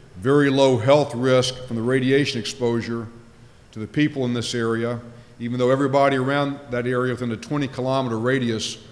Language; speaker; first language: English; native; English